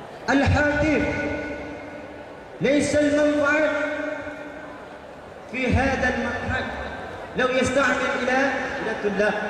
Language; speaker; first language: Arabic; non-native, learner; Indonesian